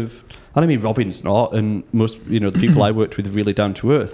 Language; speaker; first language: English; native; English